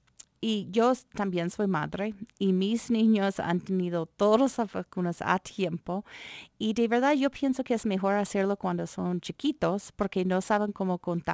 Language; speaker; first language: Spanish; non-native, fluent; English